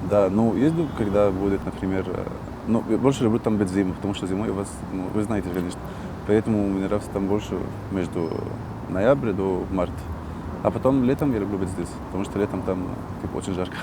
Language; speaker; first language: Russian; non-native, learner; Arabic